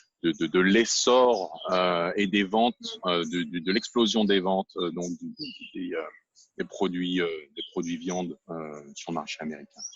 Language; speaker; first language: French; native; French